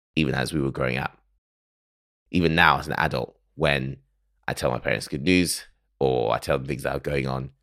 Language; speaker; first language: English; early bilingual, other home language; Akan